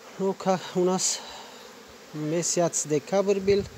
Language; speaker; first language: Russian; non-native, learner; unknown